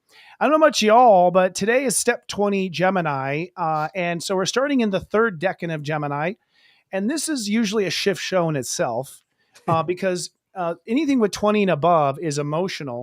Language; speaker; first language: English; native; English